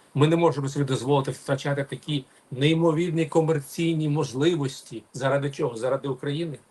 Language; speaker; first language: Ukrainian; non-native, local second language; Russian